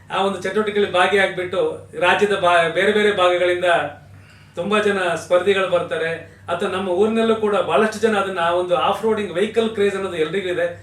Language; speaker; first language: Kannada; native; Kannada